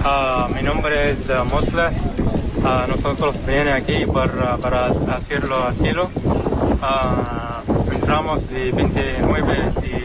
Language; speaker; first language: Spanish; non-native, learner; Arabic